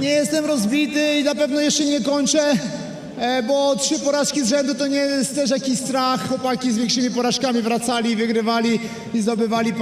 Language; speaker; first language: Polish; native; Polish